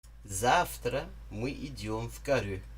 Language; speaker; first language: Russian; non-native, learner; English